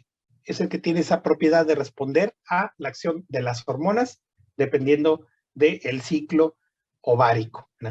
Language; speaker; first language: Spanish; native; Spanish